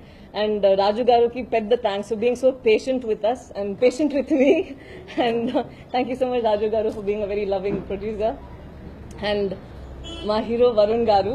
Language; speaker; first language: Telugu; non-native, fluent; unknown